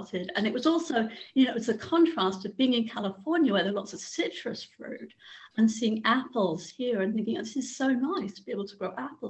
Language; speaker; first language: English; native; English